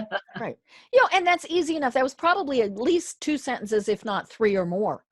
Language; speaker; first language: English; native; English